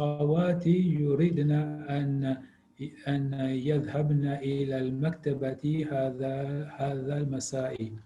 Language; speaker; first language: Arabic; non-native, learner; English